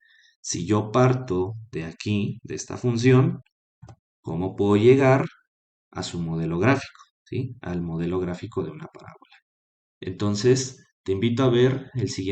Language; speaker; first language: Spanish; native; Spanish